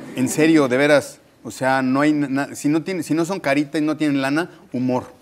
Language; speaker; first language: Spanish; native; Spanish